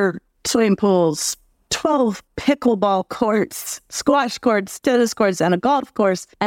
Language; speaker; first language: English; native; English